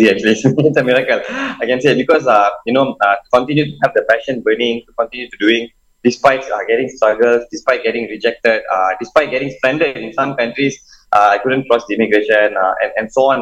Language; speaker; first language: English; non-native, local second language; Tamil